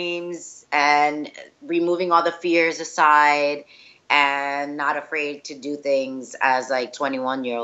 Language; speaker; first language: English; early bilingual, other home language; Spanish